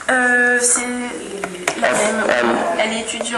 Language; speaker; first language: French; non-native, fluent; English